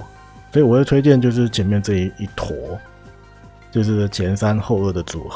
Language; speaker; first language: Chinese; native; Chinese